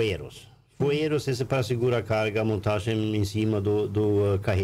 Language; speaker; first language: Portuguese; non-native, learner; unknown